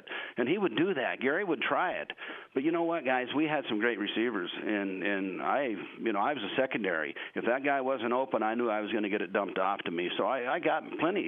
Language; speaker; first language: English; native; English